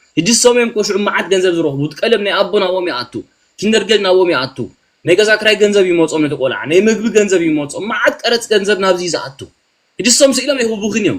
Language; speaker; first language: Tigrinya; early bilingual, heritage; Tigrinya